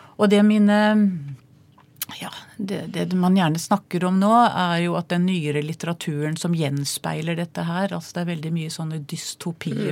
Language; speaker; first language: Norwegian; native; Norwegian